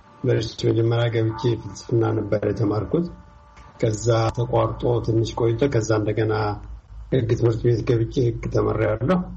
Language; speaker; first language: Amharic; non-native, local second language; Tigrinya